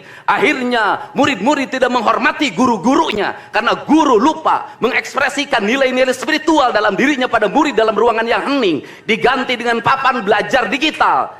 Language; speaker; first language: Indonesian; native; Indonesian